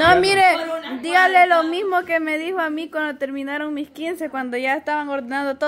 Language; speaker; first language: Spanish; native; Spanish